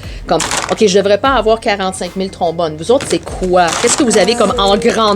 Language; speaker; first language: French; native; French